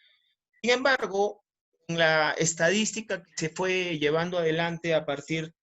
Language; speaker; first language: Spanish; native; Spanish